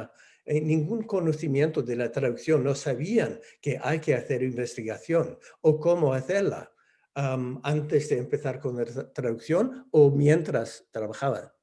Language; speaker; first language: Spanish; non-native, fluent; English